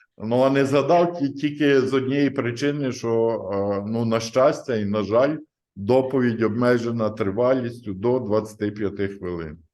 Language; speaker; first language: Ukrainian; native; Ukrainian